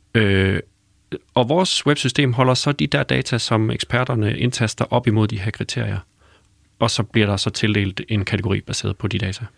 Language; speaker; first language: Danish; native; Danish